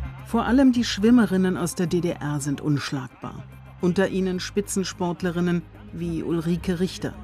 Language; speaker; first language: German; native; German